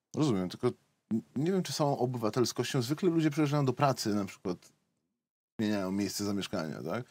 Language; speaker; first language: Polish; native; Polish